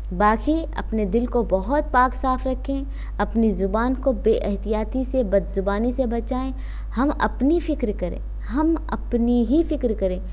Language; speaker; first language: Urdu; native; Urdu